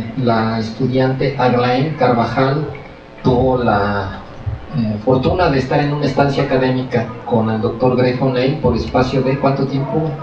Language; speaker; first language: Spanish; native; Spanish